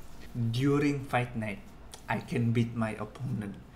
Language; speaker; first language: English; non-native, local second language; Malay